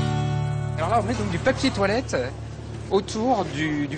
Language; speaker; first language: French; native; French